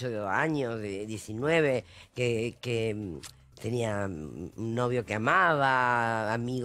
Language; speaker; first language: Spanish; native; Spanish